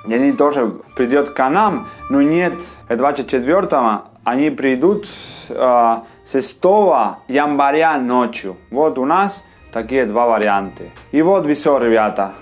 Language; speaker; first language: Russian; non-native, learner; Spanish